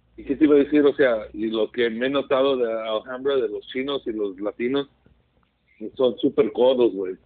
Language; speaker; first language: Spanish; early bilingual, heritage; Spanish